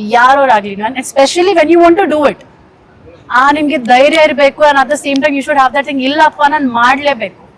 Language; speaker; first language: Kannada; non-native, fluent; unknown